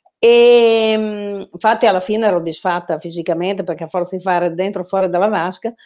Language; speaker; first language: Italian; native; Italian